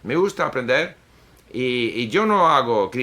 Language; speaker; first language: Spanish; non-native, fluent; Swedish